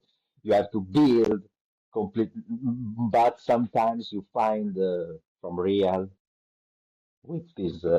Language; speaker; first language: English; non-native, learner; Italian